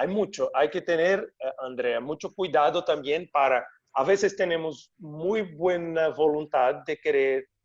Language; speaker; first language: Spanish; non-native, fluent; Portuguese